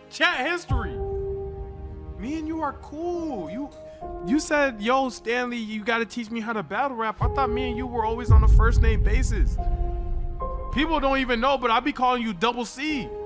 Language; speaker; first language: English; native; English